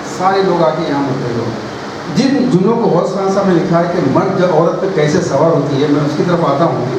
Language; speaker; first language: Urdu; native; Urdu